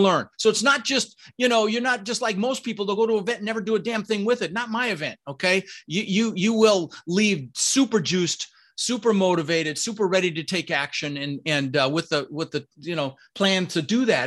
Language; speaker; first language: English; early bilingual, other home language; Dutch